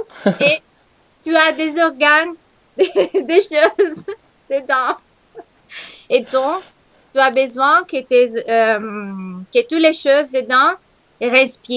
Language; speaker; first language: French; non-native, learner; Italian